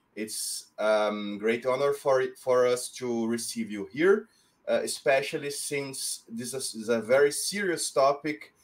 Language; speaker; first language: English; non-native, fluent; Portuguese